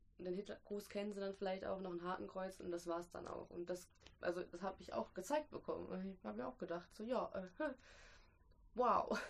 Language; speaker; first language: German; early bilingual, other home language; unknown